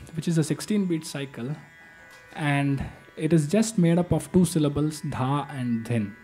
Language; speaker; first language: English; non-native, local second language; Kannada